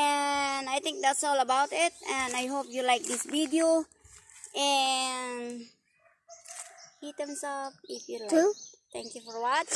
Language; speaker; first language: English; non-native, learner; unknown